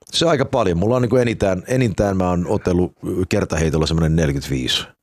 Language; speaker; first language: Finnish; early bilingual, heritage; Finnish